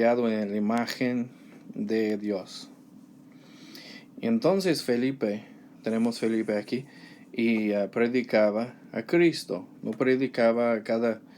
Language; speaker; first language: Spanish; non-native, learner; English